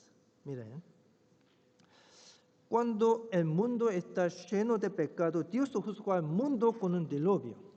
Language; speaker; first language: Spanish; non-native, fluent; Korean